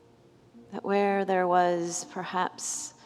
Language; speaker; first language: English; native; English